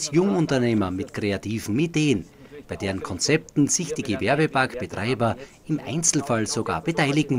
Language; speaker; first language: German; native; German